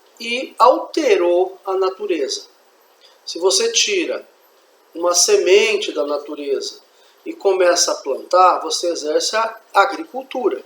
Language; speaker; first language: Portuguese; native; Portuguese